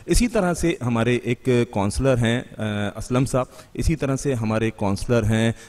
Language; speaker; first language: Urdu; native; Urdu